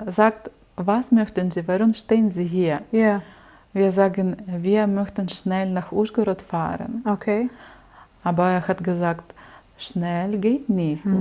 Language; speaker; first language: German; non-native, learner; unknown